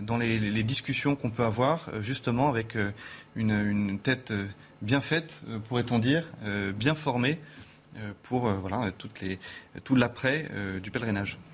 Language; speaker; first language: French; native; French